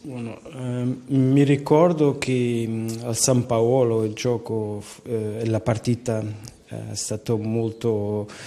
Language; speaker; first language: Italian; non-native, learner; Portuguese